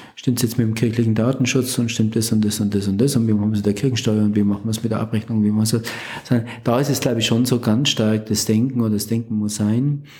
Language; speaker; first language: German; native; German